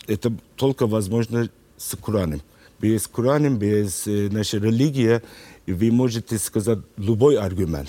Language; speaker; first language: Russian; non-native, learner; Turkish